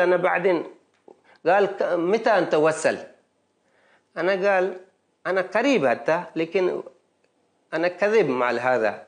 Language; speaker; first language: Arabic; non-native, learner; Baluchi